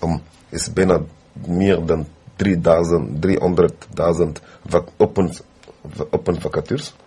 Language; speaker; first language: Dutch; non-native, fluent; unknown